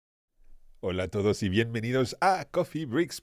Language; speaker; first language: Spanish; non-native, fluent; English